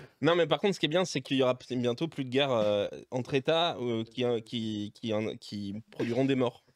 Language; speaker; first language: French; native; French